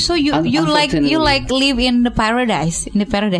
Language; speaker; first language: English; non-native, fluent; Indonesian